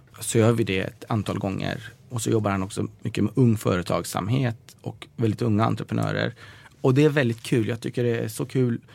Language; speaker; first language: Swedish; early bilingual, other home language; Persian